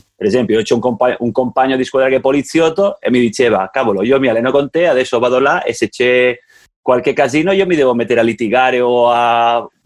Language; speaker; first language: Italian; non-native, fluent; Catalan